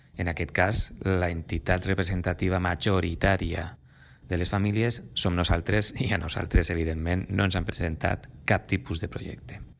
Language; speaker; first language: Catalan; native; Catalan